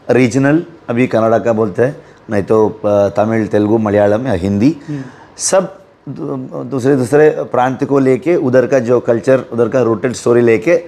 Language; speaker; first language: Hindi; non-native, local second language; Kannada